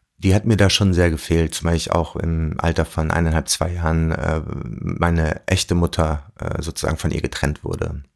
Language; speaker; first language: German; early bilingual, other home language; Arabic